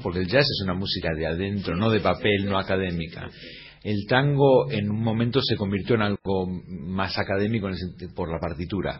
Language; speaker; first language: Spanish; native; Spanish